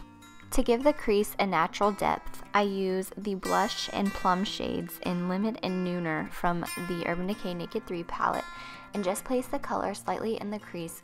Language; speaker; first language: English; native; English